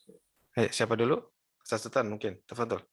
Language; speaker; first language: Indonesian; native; Indonesian